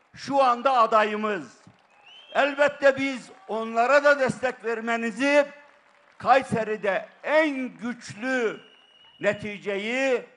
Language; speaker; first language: Turkish; native; Turkish